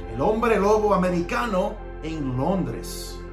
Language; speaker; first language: Spanish; early bilingual, heritage; Spanish